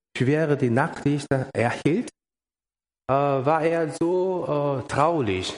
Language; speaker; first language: German; non-native, learner; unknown